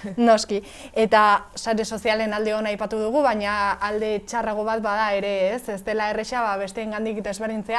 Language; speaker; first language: Basque; native; Basque